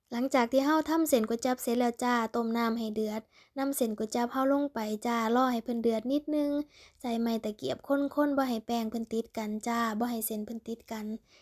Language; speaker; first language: Thai; native; Thai